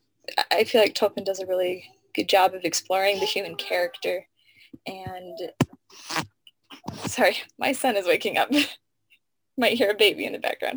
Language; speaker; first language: English; native; English